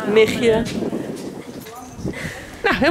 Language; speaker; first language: Dutch; native; Dutch